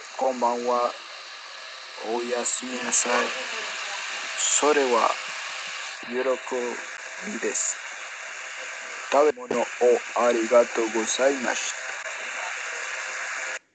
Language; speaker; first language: Japanese; non-native, learner; Spanish